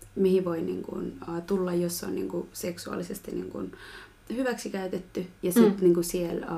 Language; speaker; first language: Finnish; early bilingual, other home language; Kinyarwanda